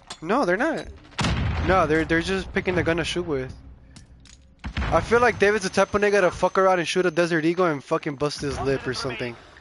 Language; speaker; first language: English; early bilingual, other home language; Spanish